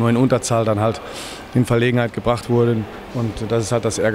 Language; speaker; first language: German; native; German